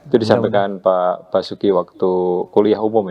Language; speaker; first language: Indonesian; native; Indonesian